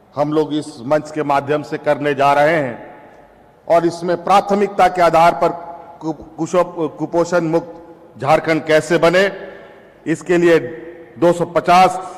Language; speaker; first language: Hindi; native; Hindi